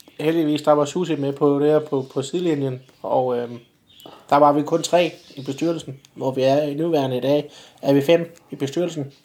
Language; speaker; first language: Danish; native; Danish